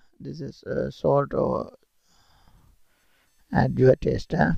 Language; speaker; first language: English; non-native, local second language; Tamil